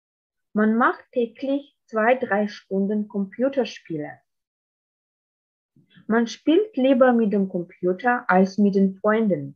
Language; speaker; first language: German; non-native, fluent; Russian